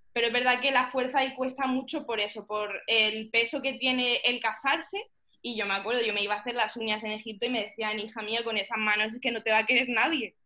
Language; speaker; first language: Spanish; early bilingual, heritage; Spanish